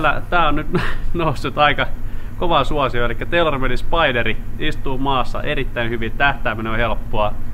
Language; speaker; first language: Finnish; native; Finnish